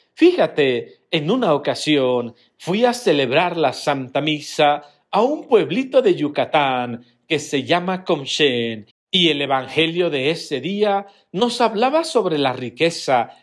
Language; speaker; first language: Spanish; native; Spanish